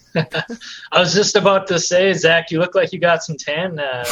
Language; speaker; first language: English; native; English